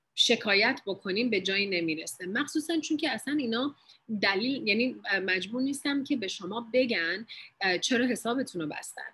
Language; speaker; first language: Persian; early bilingual, heritage; Persian